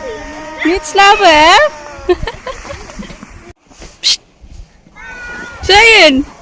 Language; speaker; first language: Dutch; non-native, fluent; Filipino